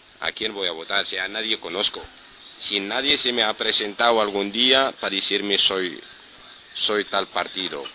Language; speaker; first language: Spanish; non-native, fluent; Arabic